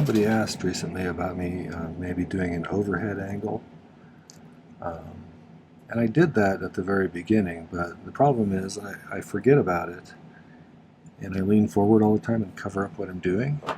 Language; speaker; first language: English; native; English